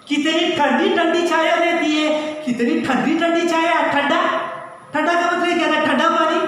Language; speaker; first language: Hindi; non-native, local second language; Malayalam